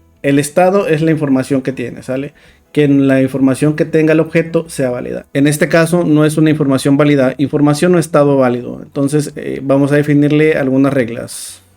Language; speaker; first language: Spanish; native; Spanish